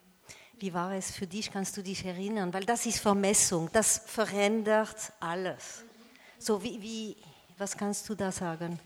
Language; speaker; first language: German; non-native, fluent; French